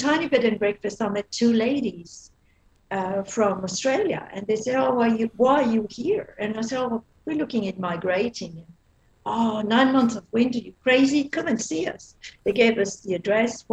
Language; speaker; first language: English; non-native, fluent; Dutch